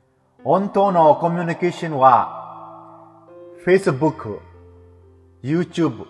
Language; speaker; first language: Japanese; non-native, fluent; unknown